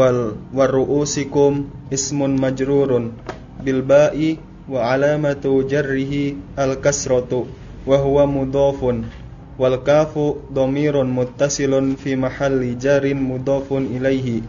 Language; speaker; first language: Arabic; non-native, learner; Indonesian